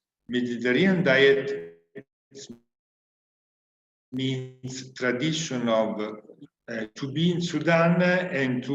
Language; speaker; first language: English; non-native, learner; Italian